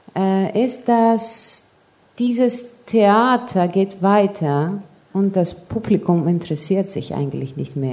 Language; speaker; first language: German; non-native, fluent; Greek